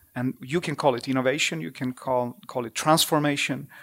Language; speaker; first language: English; non-native, fluent; Polish